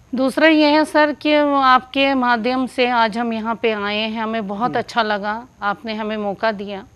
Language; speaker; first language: Hindi; native; Hindi